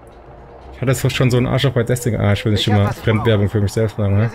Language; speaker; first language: German; native; German